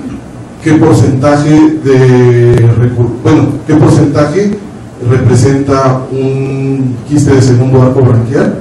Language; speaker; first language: Spanish; native; Spanish